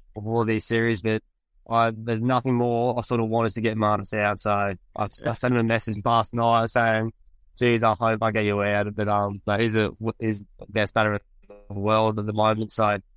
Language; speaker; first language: English; native; English